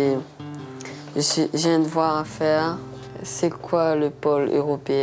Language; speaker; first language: French; non-native, local second language; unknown